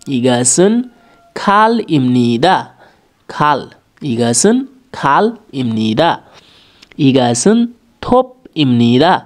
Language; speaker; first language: Korean; non-native, learner; Nepali